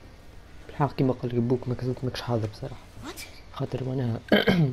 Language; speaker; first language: Arabic; native; Arabic